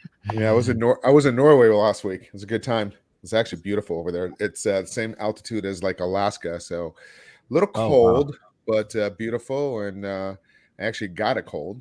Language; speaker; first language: English; native; English